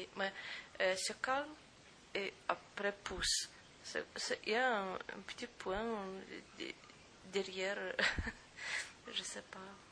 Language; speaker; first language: French; non-native, fluent; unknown